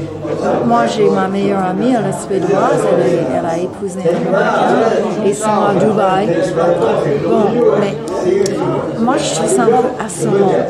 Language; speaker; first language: French; non-native, fluent; English